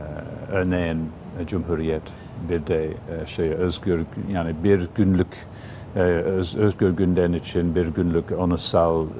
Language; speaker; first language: Turkish; non-native, fluent; English